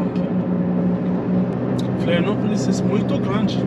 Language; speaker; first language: Portuguese; non-native, learner; English